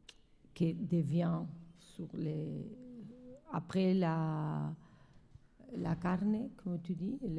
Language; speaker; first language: French; non-native, learner; Spanish